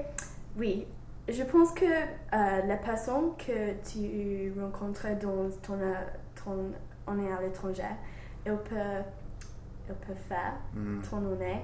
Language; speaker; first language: French; non-native, learner; English